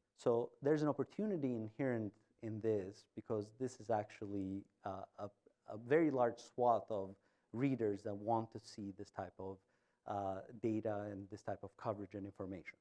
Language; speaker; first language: English; non-native, fluent; Albanian